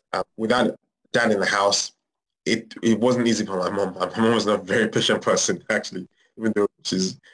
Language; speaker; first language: English; non-native, local second language; Yoruba